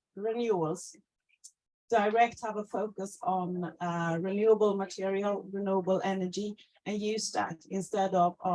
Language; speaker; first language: English; non-native, fluent; Swedish